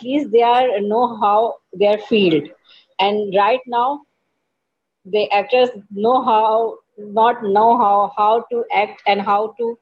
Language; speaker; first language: English; non-native, learner; Urdu